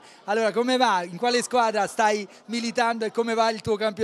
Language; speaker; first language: Italian; native; Italian